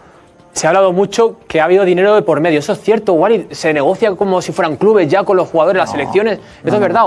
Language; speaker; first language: Spanish; native; Spanish